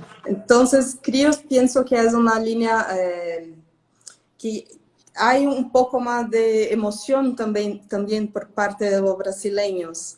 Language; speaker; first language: Spanish; non-native, fluent; Portuguese